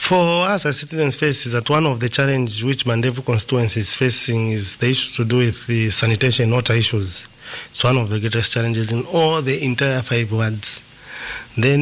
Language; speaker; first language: English; non-native, local second language; Nyanja